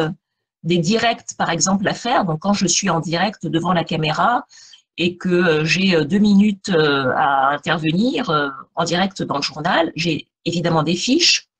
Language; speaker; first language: French; native; French